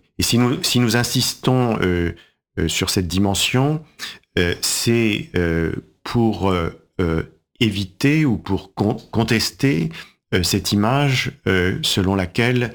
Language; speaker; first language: French; native; French